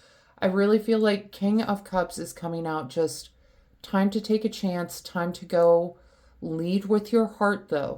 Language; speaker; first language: English; native; English